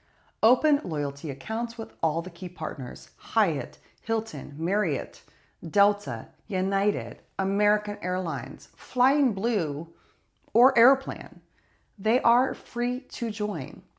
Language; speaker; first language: English; native; English